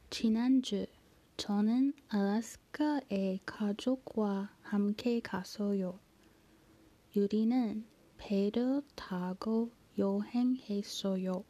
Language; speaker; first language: Korean; non-native, learner; English